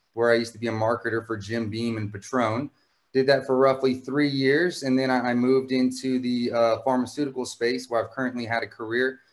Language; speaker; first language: English; native; English